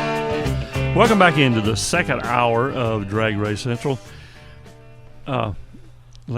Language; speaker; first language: English; native; English